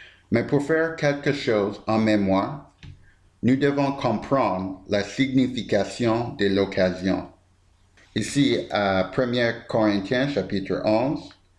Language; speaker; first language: French; non-native, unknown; English